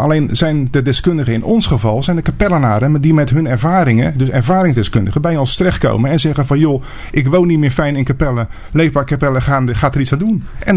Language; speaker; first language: Dutch; native; Dutch